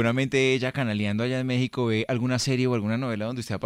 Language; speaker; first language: Spanish; native; Spanish